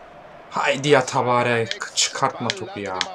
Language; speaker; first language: Turkish; native; Turkish